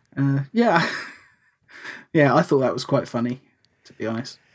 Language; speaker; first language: English; native; English